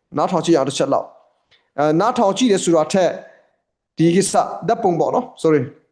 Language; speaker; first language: Burmese; native; Burmese